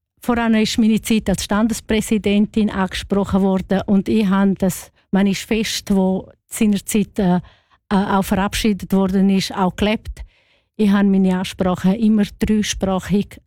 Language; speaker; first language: German; non-native, local second language; Romansh